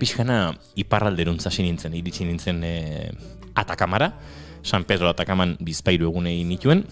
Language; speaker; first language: Basque; native; Basque